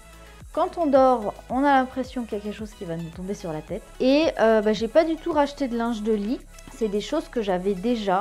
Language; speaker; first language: French; native; French